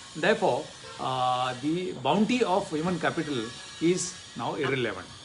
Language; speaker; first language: English; non-native, local second language; Marathi